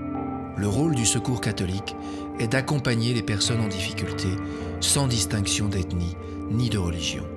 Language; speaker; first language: French; native; French